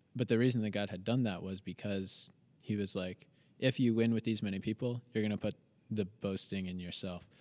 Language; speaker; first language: English; native; English